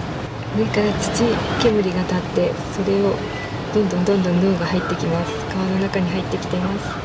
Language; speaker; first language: Japanese; native; Japanese